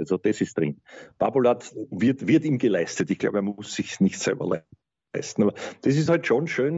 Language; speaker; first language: German; native; German